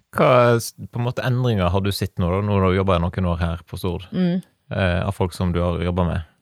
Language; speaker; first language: Norwegian; native; Norwegian